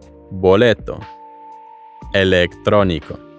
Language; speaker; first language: Spanish; non-native, learner; English